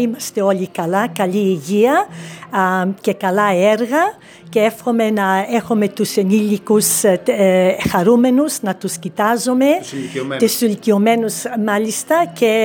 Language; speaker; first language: Greek; early bilingual, heritage; Greek